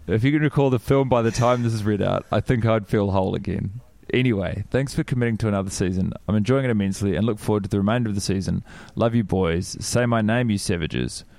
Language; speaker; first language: English; native; English